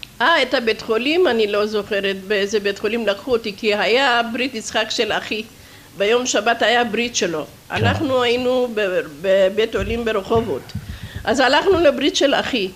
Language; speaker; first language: Hebrew; non-native, fluent; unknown